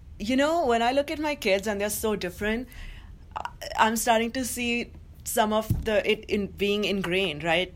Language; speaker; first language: English; non-native, local second language; Hindi